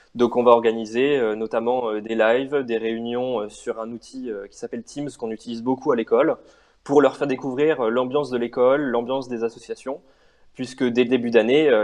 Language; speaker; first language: French; native; French